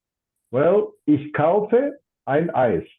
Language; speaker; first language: German; non-native, fluent; English